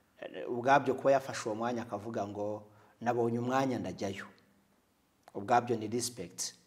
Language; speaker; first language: Kinyarwanda; native; Kinyarwanda